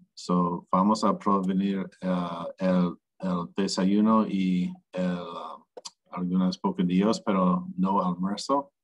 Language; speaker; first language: Spanish; non-native, learner; English